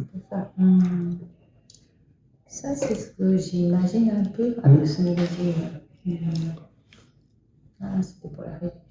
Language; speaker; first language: French; non-native, fluent; Japanese